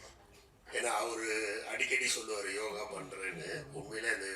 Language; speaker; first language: Tamil; native; Tamil